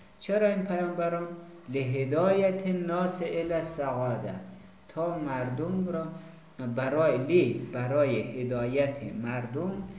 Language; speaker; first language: Persian; native; Persian